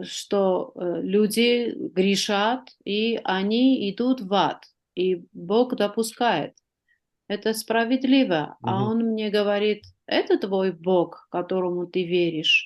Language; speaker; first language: Russian; non-native, fluent; Armenian